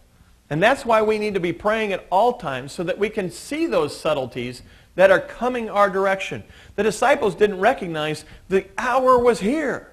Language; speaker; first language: English; native; English